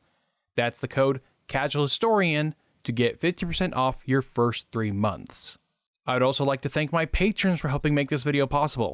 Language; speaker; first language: English; native; English